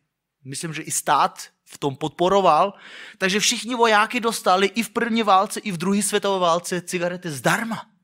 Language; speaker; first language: Czech; non-native, fluent; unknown